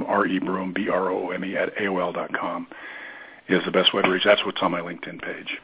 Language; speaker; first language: English; native; English